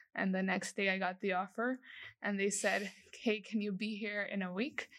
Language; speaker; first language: English; non-native, fluent; Spanish